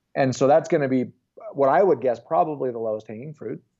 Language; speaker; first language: English; native; English